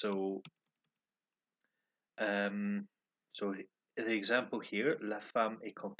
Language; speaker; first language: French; non-native, learner; English